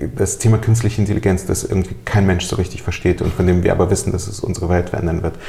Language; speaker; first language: German; early bilingual, other home language; Russian